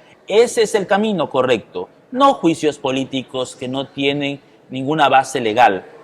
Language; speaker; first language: Spanish; native; Spanish